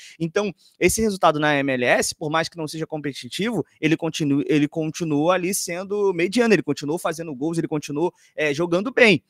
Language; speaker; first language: Portuguese; native; Portuguese